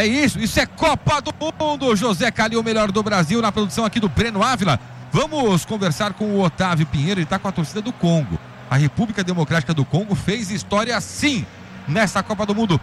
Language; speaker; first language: Portuguese; native; Portuguese